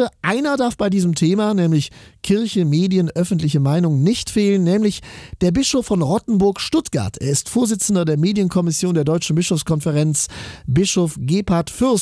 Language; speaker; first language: German; native; German